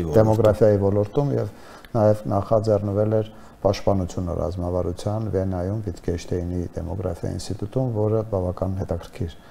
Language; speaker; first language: Armenian; native; Armenian